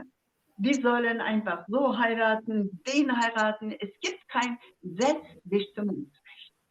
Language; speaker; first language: German; non-native, fluent; Zaza